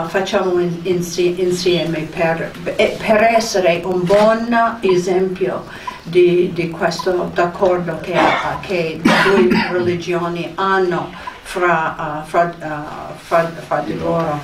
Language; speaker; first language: Italian; non-native, fluent; English